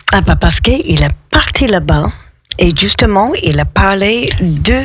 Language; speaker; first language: French; non-native, fluent; English